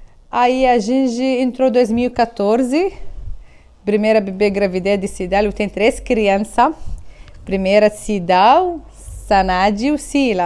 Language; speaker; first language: Portuguese; non-native, learner; Arabic